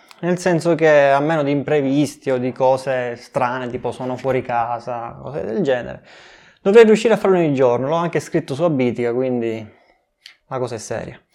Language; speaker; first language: Italian; native; Italian